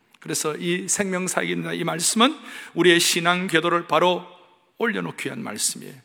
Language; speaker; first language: Korean; native; Korean